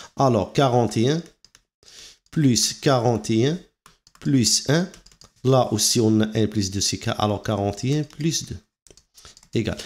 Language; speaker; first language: French; non-native, local second language; Arabic